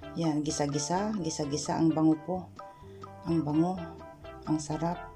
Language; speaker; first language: Filipino; non-native, local second language; Iloko